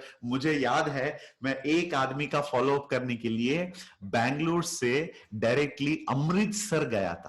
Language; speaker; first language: Hindi; native; Hindi